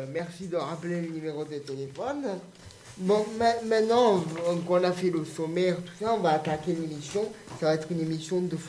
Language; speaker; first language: French; native; French